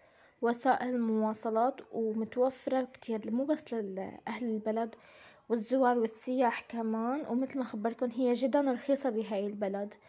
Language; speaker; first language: Arabic; native; Arabic